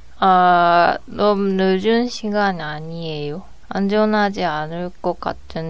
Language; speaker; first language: Korean; non-native, learner; Japanese